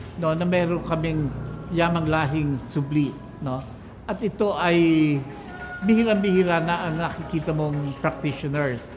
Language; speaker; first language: Filipino; native; Filipino